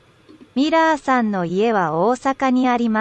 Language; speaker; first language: Japanese; non-native, learner; Vietnamese